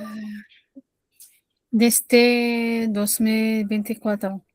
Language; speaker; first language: Spanish; non-native, learner; Arabic